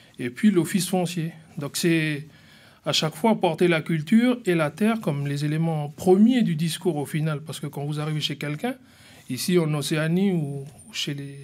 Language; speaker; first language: French; native; French